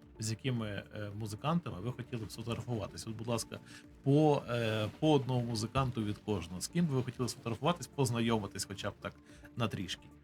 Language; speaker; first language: Ukrainian; native; Ukrainian